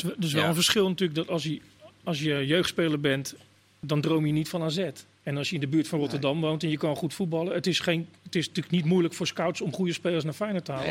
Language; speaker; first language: Dutch; native; Dutch